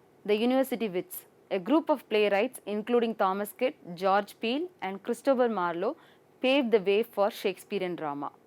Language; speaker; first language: English; non-native, local second language; Tamil